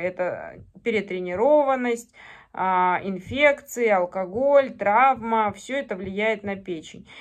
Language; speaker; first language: Russian; native; Russian